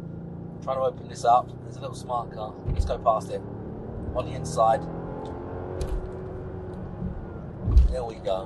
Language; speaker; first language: English; native; English